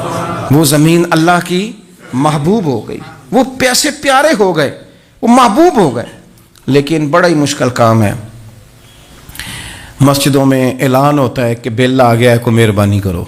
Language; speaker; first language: Urdu; native; Urdu